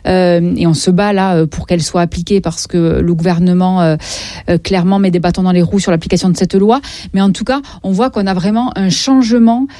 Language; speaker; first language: French; native; French